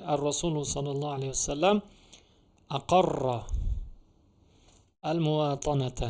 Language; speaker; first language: Arabic; non-native, fluent; Uzbek